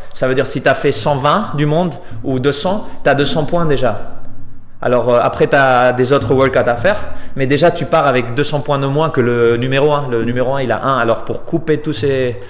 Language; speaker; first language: French; non-native, fluent; Spanish